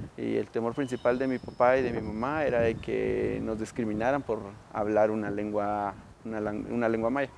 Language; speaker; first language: Spanish; native; Spanish